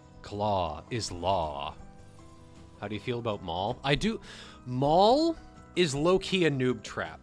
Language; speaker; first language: English; native; English